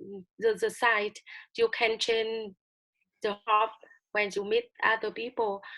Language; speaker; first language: English; non-native, learner; Vietnamese